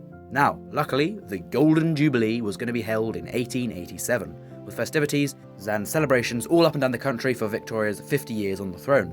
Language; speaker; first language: English; native; English